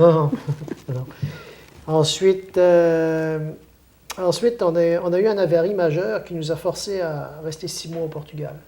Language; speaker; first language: French; native; French